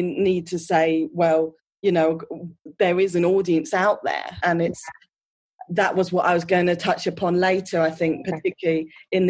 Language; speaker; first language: English; native; English